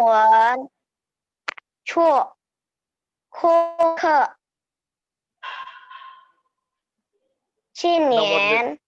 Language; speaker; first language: Chinese; non-native, learner; Indonesian